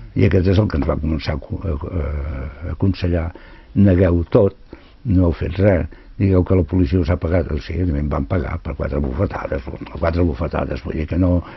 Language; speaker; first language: Catalan; non-native, local second language; Spanish